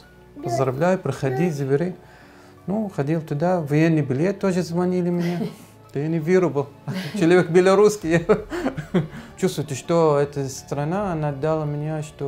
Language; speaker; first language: Russian; non-native, learner; Arabic